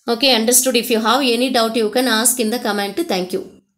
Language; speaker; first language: English; non-native, local second language; Tamil